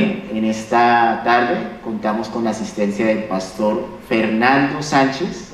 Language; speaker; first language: Spanish; native; Spanish